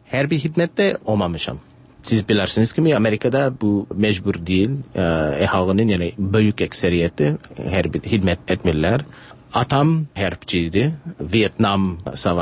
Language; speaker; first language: Turkish; non-native, fluent; English